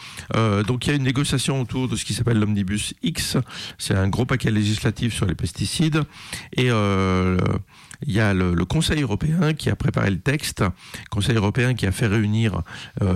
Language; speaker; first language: French; native; French